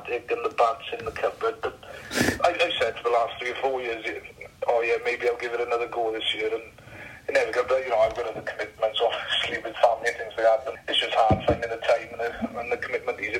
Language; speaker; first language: English; native; English